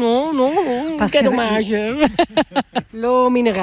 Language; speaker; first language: French; non-native, learner; Dutch